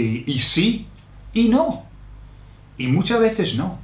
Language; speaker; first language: Spanish; non-native, fluent; English